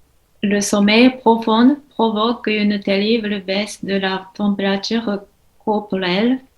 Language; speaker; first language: French; non-native, learner; Japanese